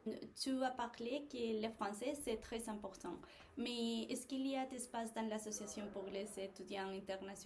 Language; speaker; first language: French; non-native, learner; Spanish